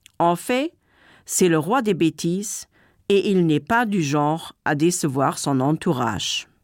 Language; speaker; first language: French; non-native, local second language; Luxembourgish